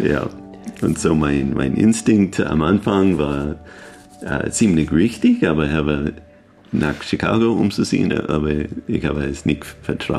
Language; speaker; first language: German; non-native, learner; English